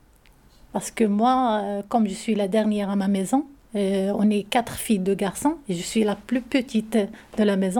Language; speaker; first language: French; non-native, learner; Arabic